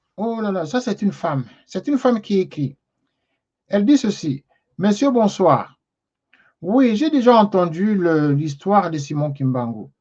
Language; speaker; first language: French; non-native, local second language; Lingala